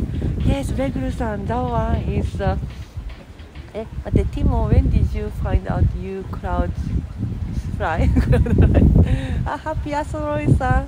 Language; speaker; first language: English; non-native, fluent; Japanese